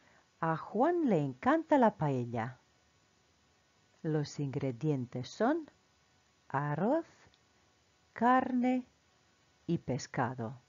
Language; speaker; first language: Spanish; non-native, fluent; Croatian